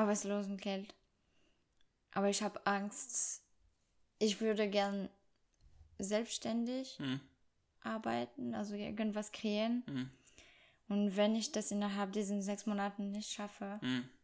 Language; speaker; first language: German; non-native, fluent; French